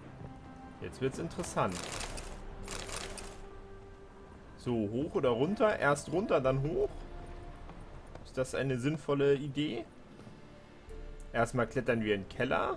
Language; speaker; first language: German; native; German